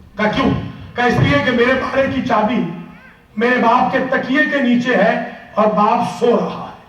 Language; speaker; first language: Urdu; non-native, local second language; Punjabi